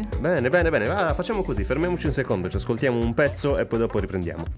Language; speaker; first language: Italian; native; Italian